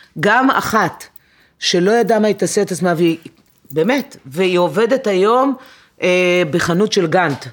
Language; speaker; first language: Hebrew; non-native, fluent; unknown